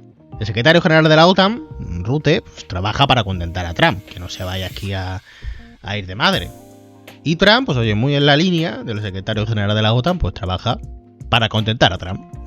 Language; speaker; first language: Spanish; native; Spanish